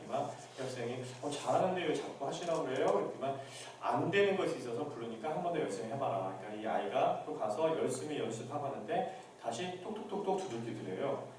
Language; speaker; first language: Korean; native; Korean